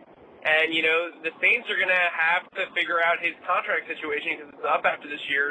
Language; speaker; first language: English; native; English